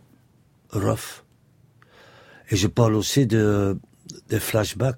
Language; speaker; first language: French; non-native, local second language; Dutch